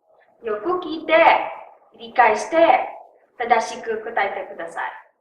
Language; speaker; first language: Japanese; non-native, learner; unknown